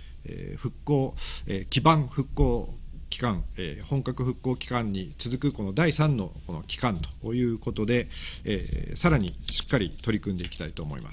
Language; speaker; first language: Japanese; native; Japanese